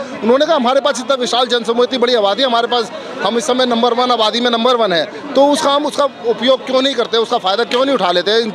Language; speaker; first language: Hindi; native; Hindi